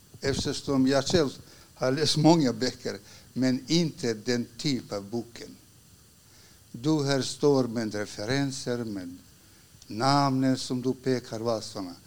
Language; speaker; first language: Swedish; non-native, fluent; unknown